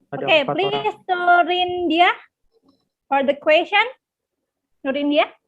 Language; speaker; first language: English; non-native, learner; Indonesian